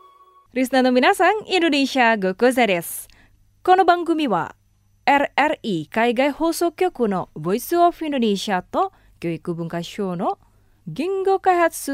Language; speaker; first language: Japanese; non-native, fluent; Indonesian